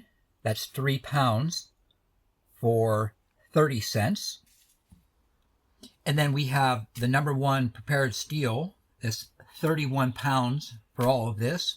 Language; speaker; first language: English; native; English